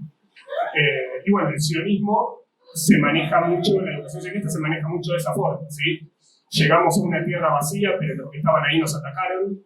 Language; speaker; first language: Spanish; native; Spanish